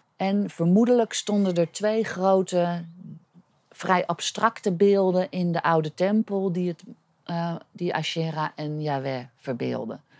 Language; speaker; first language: Dutch; native; Dutch